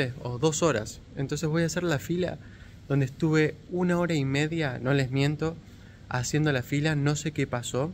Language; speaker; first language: Spanish; native; Spanish